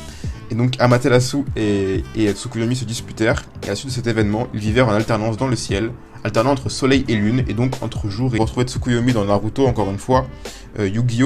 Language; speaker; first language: French; native; French